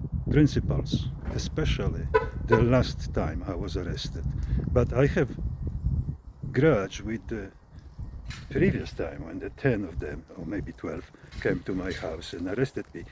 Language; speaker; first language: English; non-native, fluent; Polish